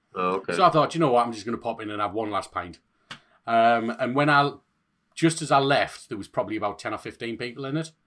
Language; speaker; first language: English; native; English